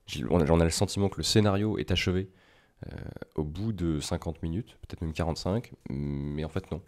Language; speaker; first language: French; native; French